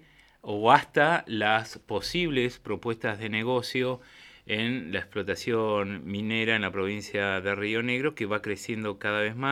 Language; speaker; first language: Spanish; native; Spanish